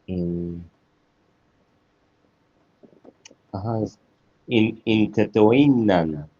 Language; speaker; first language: Spanish; non-native, fluent; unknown